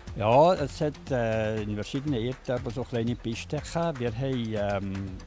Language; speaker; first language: German; native; German